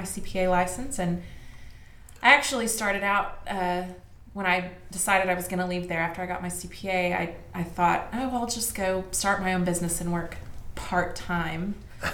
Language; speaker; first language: English; native; English